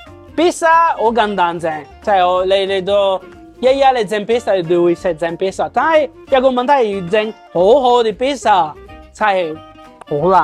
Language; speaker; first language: Cantonese; non-native, learner; Italian